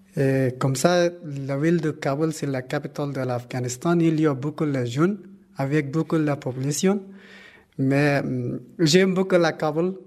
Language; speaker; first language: French; non-native, learner; Persian